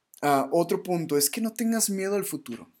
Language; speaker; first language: Spanish; native; Spanish